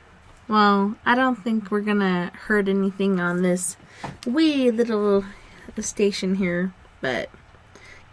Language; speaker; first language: English; native; English